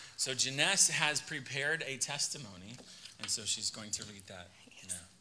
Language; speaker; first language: English; native; English